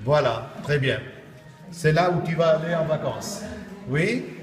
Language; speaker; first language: French; non-native, fluent; Spanish